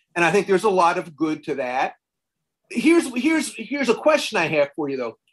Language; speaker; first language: English; native; English